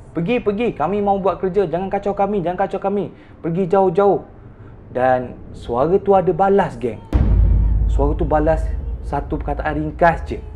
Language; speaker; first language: Malay; native; Malay